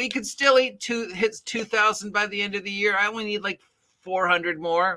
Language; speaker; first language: English; native; English